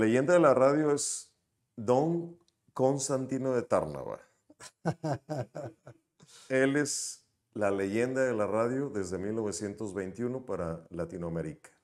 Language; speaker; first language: Spanish; native; Spanish